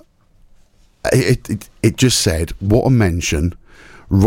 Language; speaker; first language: English; native; English